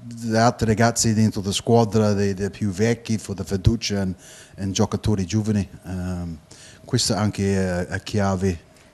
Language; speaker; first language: Italian; non-native, learner; English